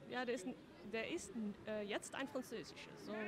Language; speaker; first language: German; non-native, learner; Dutch